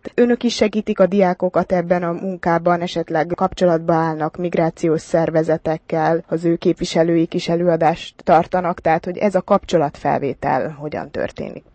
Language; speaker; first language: Hungarian; native; Hungarian